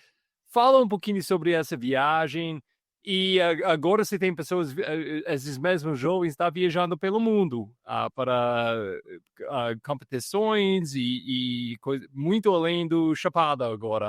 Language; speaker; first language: Portuguese; non-native, fluent; English